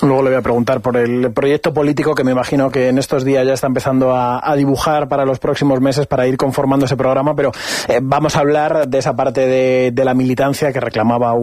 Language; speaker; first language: Spanish; native; Spanish